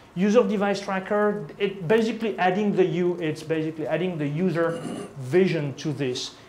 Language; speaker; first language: English; non-native, fluent; French